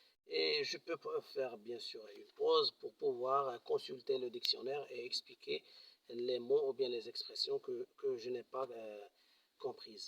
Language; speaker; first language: French; non-native, local second language; Arabic